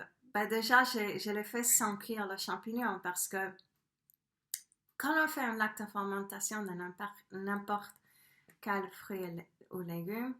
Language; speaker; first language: French; non-native, fluent; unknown